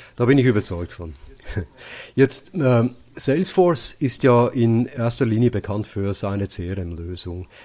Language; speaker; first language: German; native; German